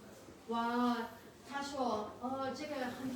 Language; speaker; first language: Chinese; non-native, learner; English